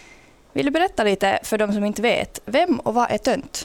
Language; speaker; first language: Swedish; native; Swedish